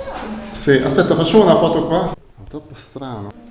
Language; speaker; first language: Italian; native; Italian